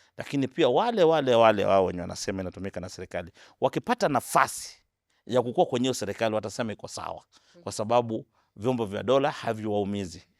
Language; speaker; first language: Swahili; non-native, local second language; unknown